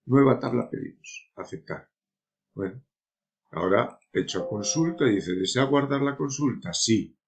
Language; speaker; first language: Spanish; native; Spanish